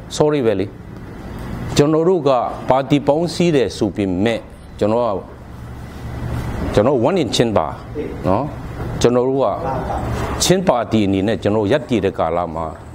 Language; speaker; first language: Burmese; non-native, local second language; Hakha Chin